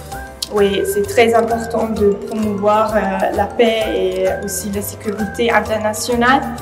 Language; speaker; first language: French; non-native, fluent; German